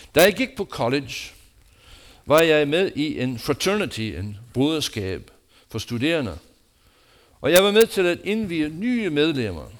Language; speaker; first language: Danish; non-native, fluent; English